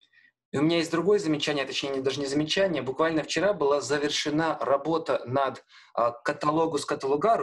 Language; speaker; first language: Russian; native; Russian